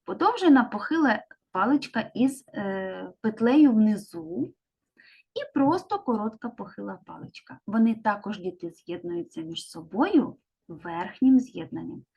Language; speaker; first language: Ukrainian; native; Ukrainian